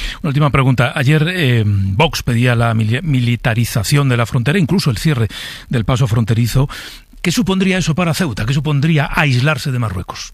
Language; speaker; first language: Spanish; native; Spanish